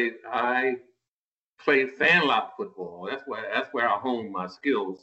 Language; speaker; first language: English; native; English